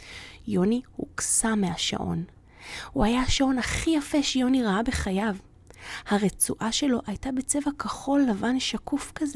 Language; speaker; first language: Hebrew; native; Hebrew